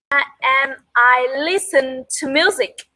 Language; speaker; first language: English; non-native, learner; Vietnamese